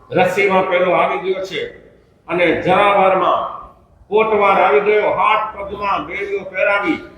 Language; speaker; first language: Gujarati; non-native, local second language; Kachhi